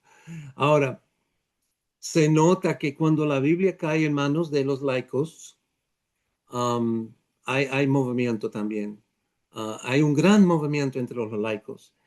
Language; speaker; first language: Spanish; non-native, fluent; Dutch